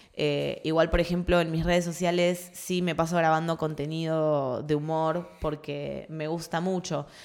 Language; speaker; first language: Spanish; native; Spanish